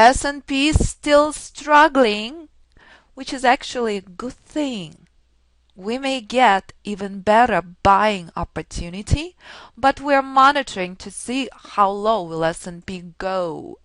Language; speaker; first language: English; non-native, fluent; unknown